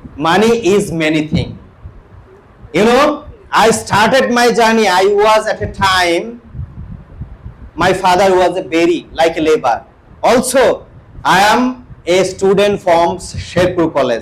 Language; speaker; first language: English; non-native, local second language; Bangla